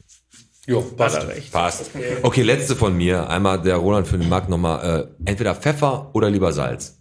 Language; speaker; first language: German; native; German